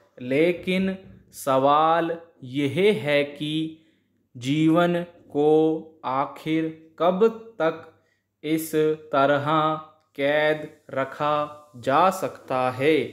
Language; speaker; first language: Hindi; native; Hindi